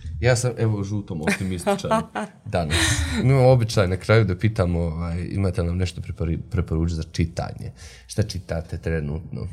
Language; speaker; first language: Bosnian; native; Bosnian